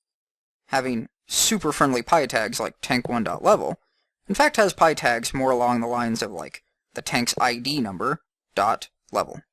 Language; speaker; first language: English; native; English